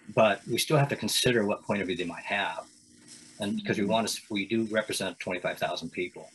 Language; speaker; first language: English; native; English